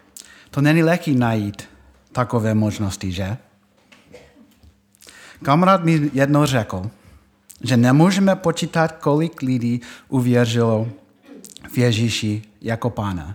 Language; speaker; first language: Czech; non-native, fluent; English